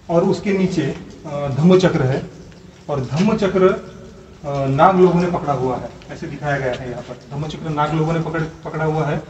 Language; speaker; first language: Hindi; non-native, local second language; Marathi